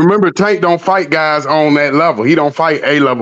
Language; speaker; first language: English; native; English